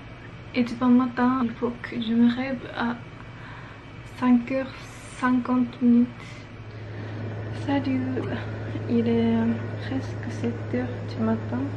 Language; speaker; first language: French; non-native, learner; Japanese